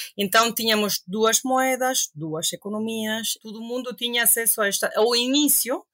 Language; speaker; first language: Portuguese; non-native, fluent; Spanish